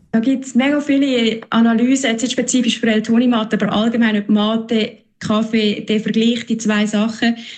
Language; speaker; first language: German; native; German